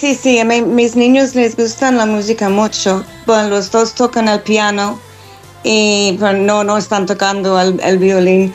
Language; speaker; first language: Spanish; non-native, fluent; English